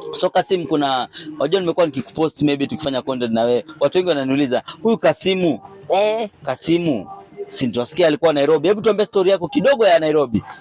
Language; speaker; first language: Swahili; non-native, local second language; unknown